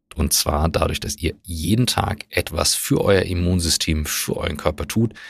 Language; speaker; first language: German; native; German